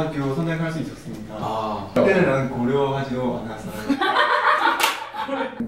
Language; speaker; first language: Korean; non-native, learner; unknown